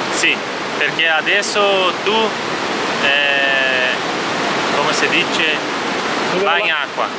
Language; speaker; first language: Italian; non-native, learner; Portuguese